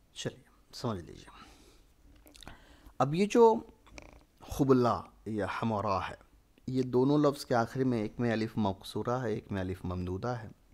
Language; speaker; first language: Hindi; native; Hindi